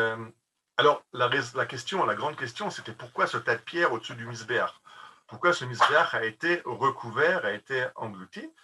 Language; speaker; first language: French; native; French